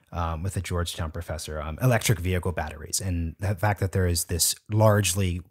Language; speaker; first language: English; native; English